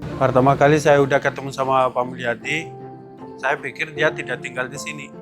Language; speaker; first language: Indonesian; non-native, fluent; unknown